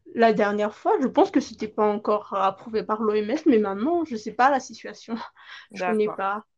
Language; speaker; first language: French; non-native, local second language; Malagasy